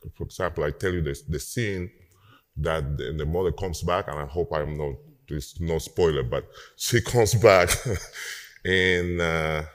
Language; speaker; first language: English; non-native, fluent; Spanish